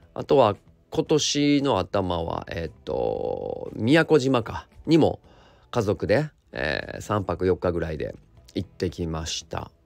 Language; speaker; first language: Japanese; native; Japanese